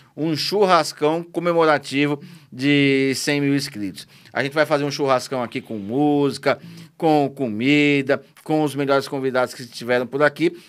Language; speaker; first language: Portuguese; native; Portuguese